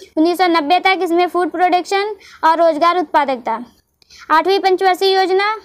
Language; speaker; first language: Hindi; native; Hindi